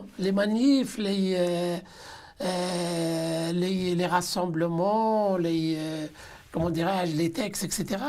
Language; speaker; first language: French; non-native, local second language; Arabic